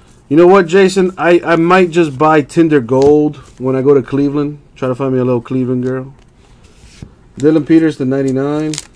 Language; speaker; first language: English; native; English